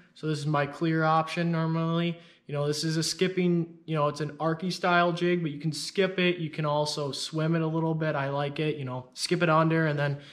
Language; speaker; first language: English; native; English